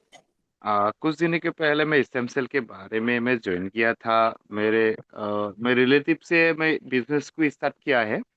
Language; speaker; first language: Hindi; non-native, local second language; Assamese